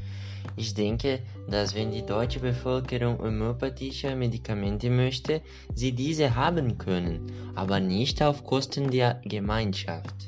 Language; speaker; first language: German; non-native, learner; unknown